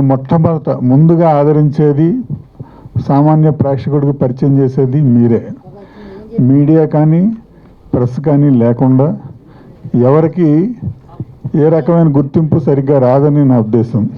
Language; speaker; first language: Telugu; native; Telugu